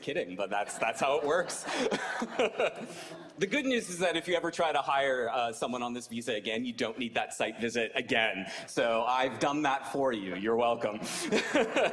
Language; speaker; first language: English; native; English